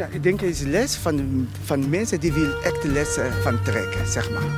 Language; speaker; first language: Dutch; non-native, fluent; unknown